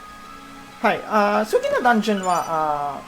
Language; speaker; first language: Japanese; non-native, learner; Filipino